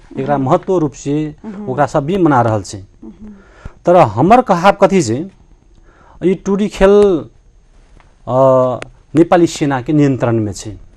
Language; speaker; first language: Maithili; non-native, local second language; Rana Tharu